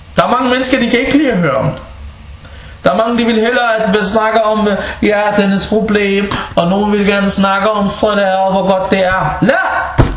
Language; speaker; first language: Danish; early bilingual, other home language; Bosnian